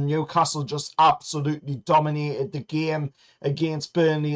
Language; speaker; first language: English; native; English